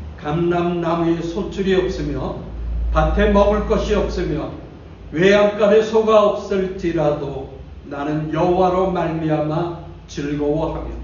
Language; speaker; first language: Korean; native; Korean